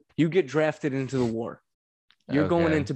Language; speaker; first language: English; native; English